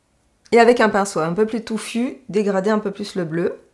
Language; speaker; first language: French; native; French